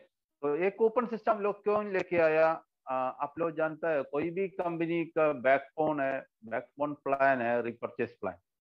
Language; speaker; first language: Hindi; non-native, local second language; Malayalam